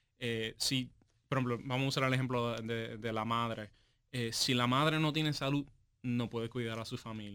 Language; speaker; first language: Spanish; native; Spanish